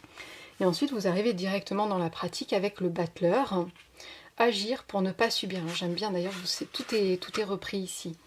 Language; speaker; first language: French; native; French